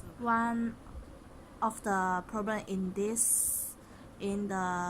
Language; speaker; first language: English; non-native, local second language; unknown